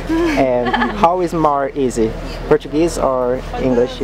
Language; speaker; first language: English; non-native, learner; Portuguese